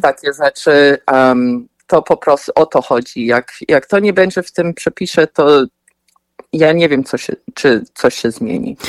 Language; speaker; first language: Polish; early bilingual, heritage; Polish